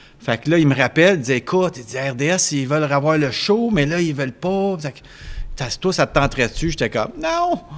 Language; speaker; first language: French; native; French